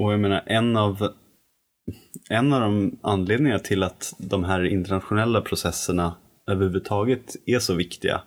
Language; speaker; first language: Swedish; native; Swedish